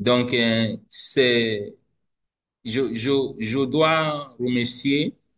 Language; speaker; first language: French; non-native, learner; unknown